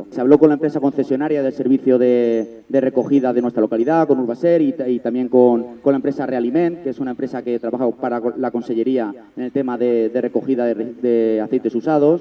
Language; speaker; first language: Spanish; native; Spanish